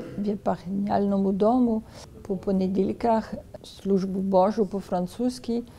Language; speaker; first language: Ukrainian; non-native, fluent; French